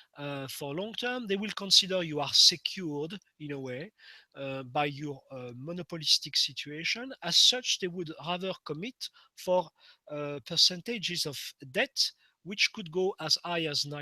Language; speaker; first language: English; non-native, fluent; French